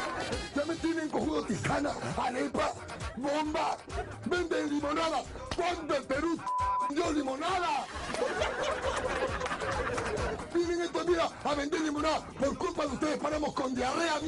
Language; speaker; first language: Spanish; native; Spanish